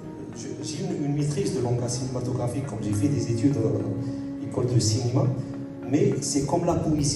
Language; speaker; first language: French; non-native, local second language; Arabic